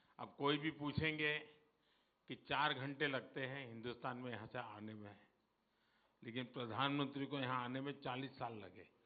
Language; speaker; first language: Hindi; non-native, local second language; Gujarati